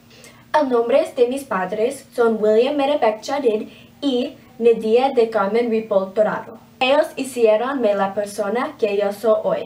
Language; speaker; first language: Spanish; non-native, learner; English